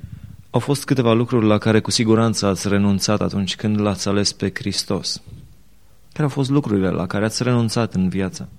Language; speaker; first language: Romanian; native; Romanian